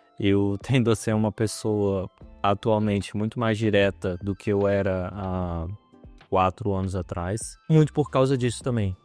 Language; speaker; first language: Portuguese; native; Portuguese